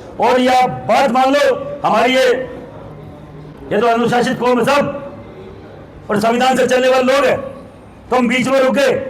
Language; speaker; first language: Hindi; native; Hindi